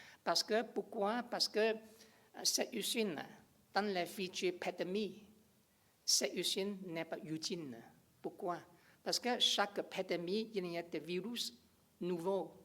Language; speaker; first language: French; non-native, learner; English